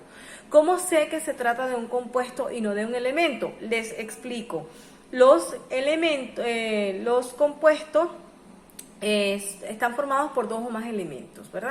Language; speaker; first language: Spanish; native; Spanish